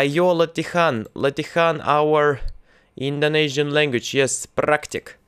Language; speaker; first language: English; non-native, learner; Russian